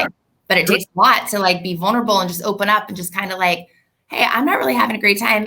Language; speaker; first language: English; native; English